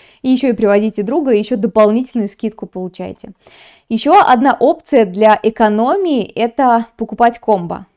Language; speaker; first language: Russian; native; Russian